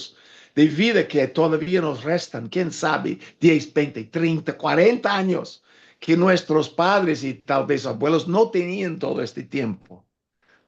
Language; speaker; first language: Spanish; non-native, fluent; English